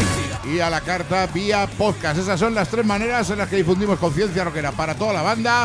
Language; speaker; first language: Spanish; native; Spanish